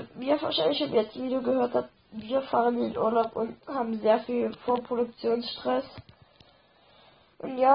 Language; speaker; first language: German; native; German